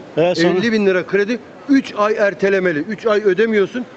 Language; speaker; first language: Turkish; native; Turkish